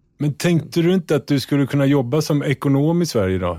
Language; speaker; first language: Swedish; native; Swedish